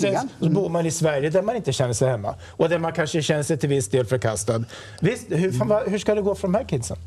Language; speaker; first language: Swedish; native; Swedish